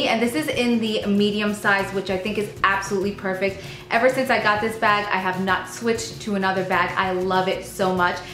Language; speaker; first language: English; native; English